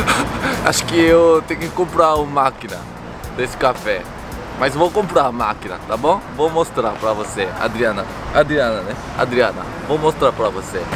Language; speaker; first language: Portuguese; non-native, learner; Korean